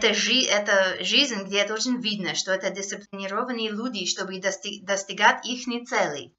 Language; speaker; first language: Russian; non-native, fluent; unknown